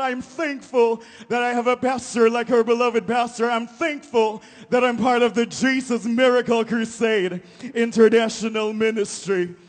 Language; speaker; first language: English; non-native, local second language; Filipino